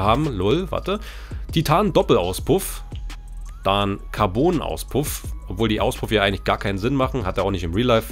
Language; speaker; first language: German; native; German